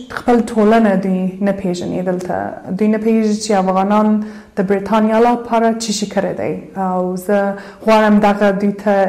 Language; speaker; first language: Pashto; early bilingual, heritage; Pashto